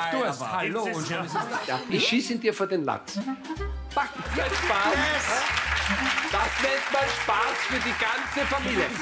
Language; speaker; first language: German; native; German